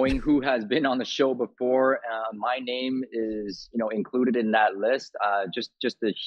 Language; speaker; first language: English; early bilingual, other home language; Chinese